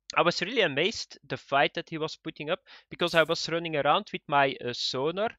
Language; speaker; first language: English; non-native, fluent; Dutch